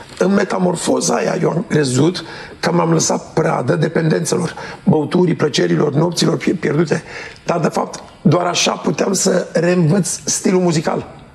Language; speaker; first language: Romanian; early bilingual, heritage; Romanian